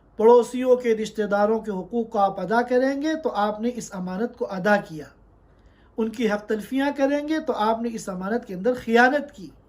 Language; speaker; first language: Urdu; native; Urdu